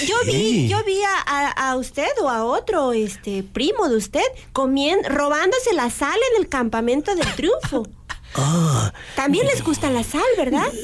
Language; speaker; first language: Spanish; native; Spanish